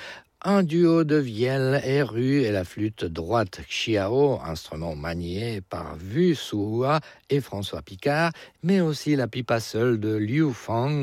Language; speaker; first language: French; native; French